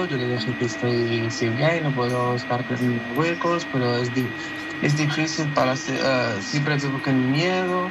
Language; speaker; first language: Spanish; non-native, local second language; Arabic